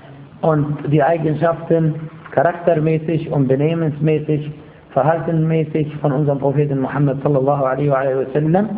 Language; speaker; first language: German; non-native, fluent; Arabic